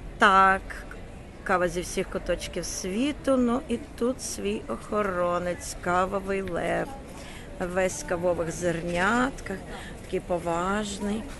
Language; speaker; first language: Ukrainian; native; Ukrainian